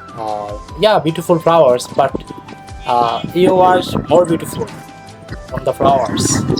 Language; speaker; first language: English; non-native, fluent; Bangla